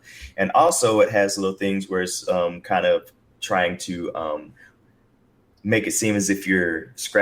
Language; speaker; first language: English; native; English